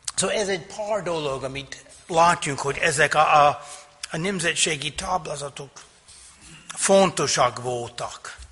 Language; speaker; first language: Hungarian; non-native, fluent; English